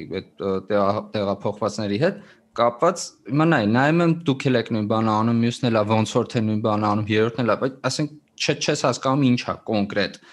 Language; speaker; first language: Armenian; native; Armenian